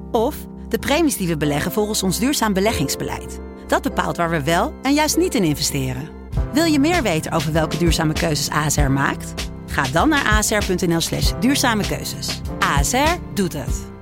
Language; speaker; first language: Dutch; native; Dutch